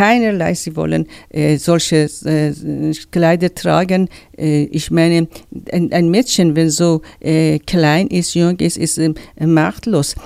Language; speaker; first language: German; non-native, learner; Persian